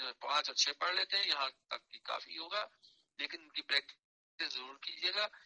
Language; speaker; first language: Urdu; non-native, local second language; Punjabi